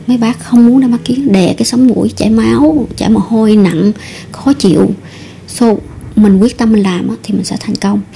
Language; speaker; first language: Vietnamese; early bilingual, heritage; Vietnamese